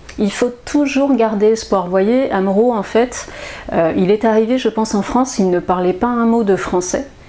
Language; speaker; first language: French; native; French